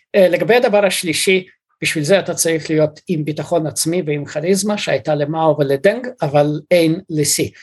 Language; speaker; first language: Hebrew; early bilingual, other home language; Russian